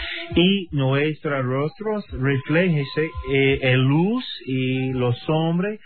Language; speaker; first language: Spanish; non-native, learner; English